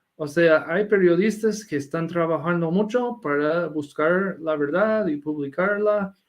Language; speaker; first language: Spanish; non-native, fluent; English